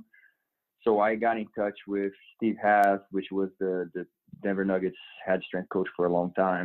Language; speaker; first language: English; non-native, fluent; Portuguese